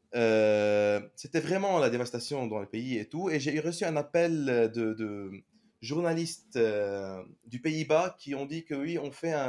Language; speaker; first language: French; non-native, local second language; Arabic